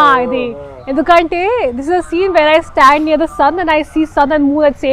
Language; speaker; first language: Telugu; non-native, fluent; Hindi